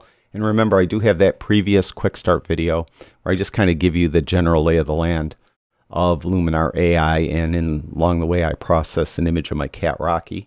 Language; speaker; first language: English; native; English